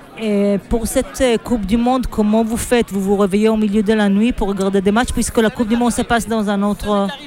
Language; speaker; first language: French; native; French